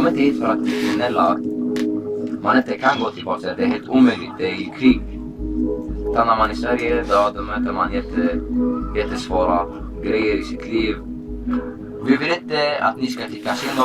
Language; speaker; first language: Swedish; early bilingual, other home language; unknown